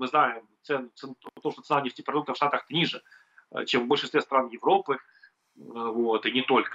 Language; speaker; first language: Russian; native; Russian